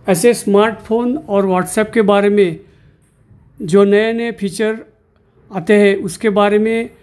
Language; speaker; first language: Hindi; non-native, local second language; Marathi